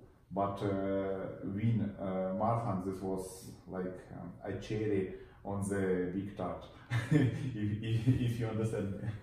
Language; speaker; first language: English; non-native, learner; Russian